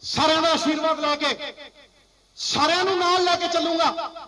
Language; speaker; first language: Hindi; non-native, local second language; Punjabi